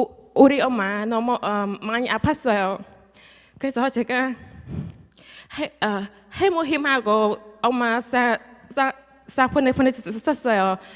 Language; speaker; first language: Korean; non-native, learner; Khmer